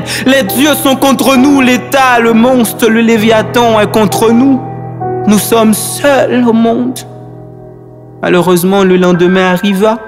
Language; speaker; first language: French; non-native, local second language; Haitian Creole